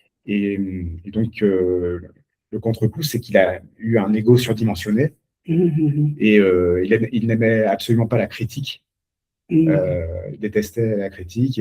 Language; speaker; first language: French; native; French